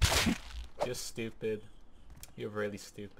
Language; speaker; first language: English; native; English